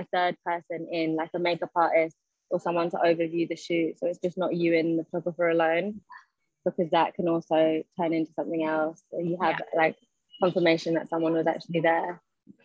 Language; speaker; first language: English; native; English